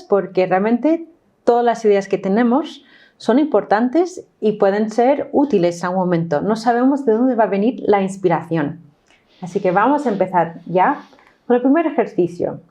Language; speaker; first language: Spanish; non-native, fluent; English